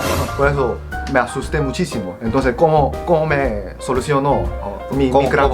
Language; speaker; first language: Spanish; non-native, fluent; Korean